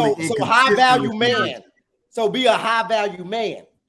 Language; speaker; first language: English; native; English